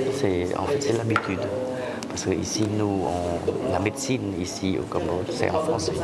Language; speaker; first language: French; non-native, fluent; Khmer